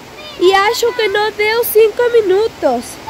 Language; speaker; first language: Portuguese; non-native, local second language; Spanish